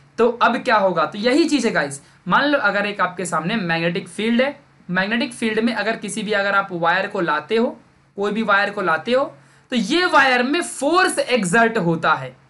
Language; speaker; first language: Hindi; native; Hindi